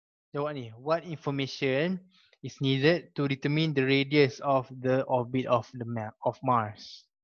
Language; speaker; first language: English; non-native, local second language; Malay